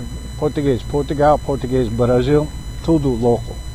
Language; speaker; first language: Portuguese; non-native, learner; English